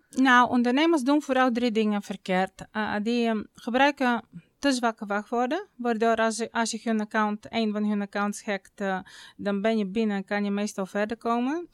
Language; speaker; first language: Dutch; non-native, fluent; Bulgarian